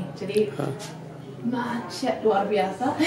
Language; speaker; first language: Indonesian; non-native, fluent; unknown